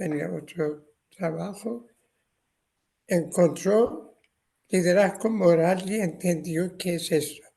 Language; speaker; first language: Spanish; non-native, fluent; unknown